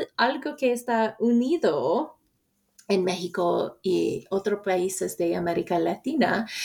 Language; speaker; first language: Spanish; non-native, fluent; English